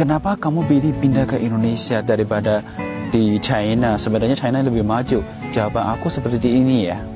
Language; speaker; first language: Indonesian; non-native, fluent; Chinese